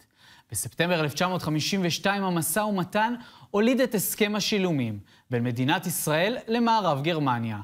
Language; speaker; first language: Hebrew; native; Hebrew